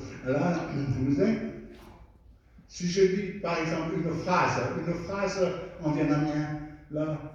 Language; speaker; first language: French; non-native, fluent; Vietnamese